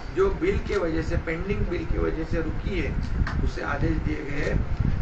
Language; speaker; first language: Hindi; non-native, local second language; Marathi